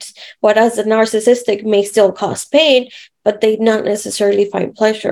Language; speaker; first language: English; native; English